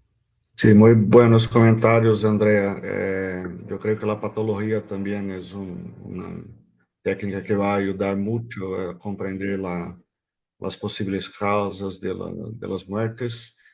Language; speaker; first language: Spanish; non-native, fluent; Portuguese